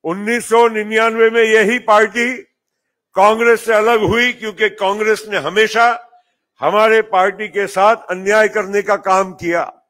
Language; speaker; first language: Hindi; non-native, local second language; Marathi